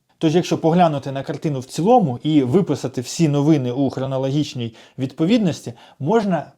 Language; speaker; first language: Ukrainian; non-native, local second language; Russian